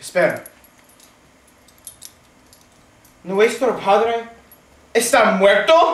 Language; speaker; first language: Spanish; non-native, learner; English